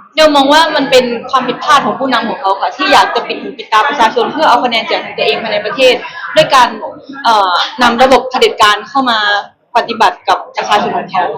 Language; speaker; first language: Thai; early bilingual, other home language; Khmer